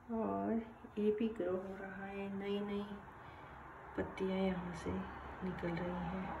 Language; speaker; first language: Hindi; non-native, local second language; Gujarati